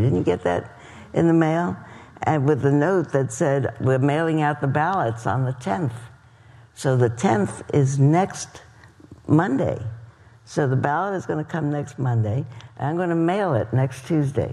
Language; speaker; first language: English; native; English